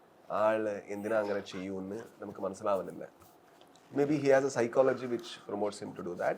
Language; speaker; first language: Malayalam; non-native, learner; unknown